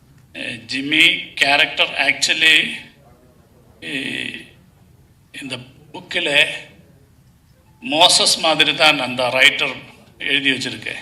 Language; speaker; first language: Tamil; non-native, learner; Malayalam